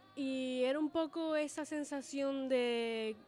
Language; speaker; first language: Spanish; early bilingual, other home language; Italian